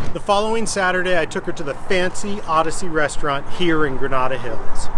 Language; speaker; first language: English; native; English